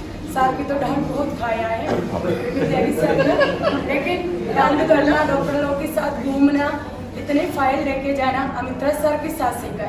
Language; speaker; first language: Hindi; non-native, local second language; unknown